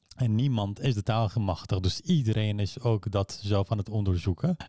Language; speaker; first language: Dutch; early bilingual, other home language; Persian